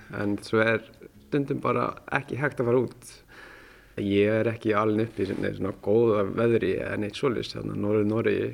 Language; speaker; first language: Icelandic; early bilingual, heritage; Icelandic